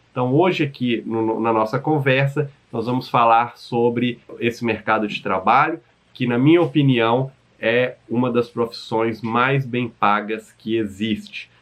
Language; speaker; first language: Portuguese; native; Portuguese